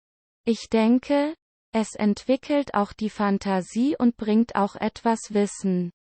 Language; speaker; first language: German; non-native, learner; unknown